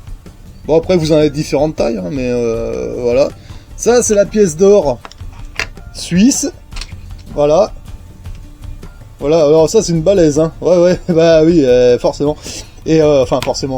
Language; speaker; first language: French; native; French